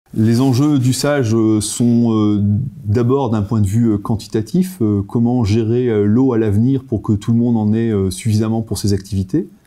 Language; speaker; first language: French; native; French